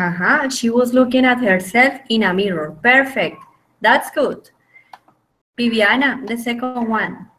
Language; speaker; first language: English; non-native, fluent; Spanish